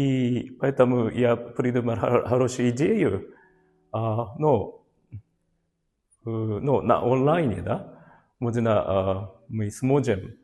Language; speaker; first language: Russian; non-native, fluent; Japanese